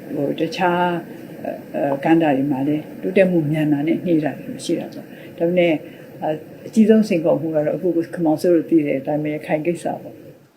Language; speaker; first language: Burmese; native; Burmese